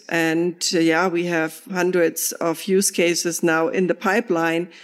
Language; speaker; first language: English; non-native, fluent; German